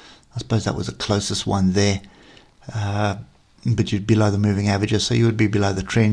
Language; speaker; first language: English; native; English